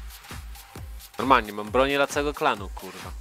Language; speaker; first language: Polish; native; Polish